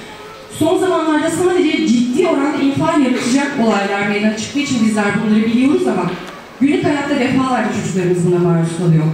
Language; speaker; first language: Turkish; native; Turkish